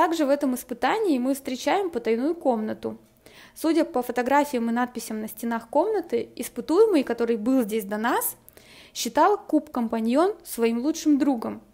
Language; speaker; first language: Russian; native; Russian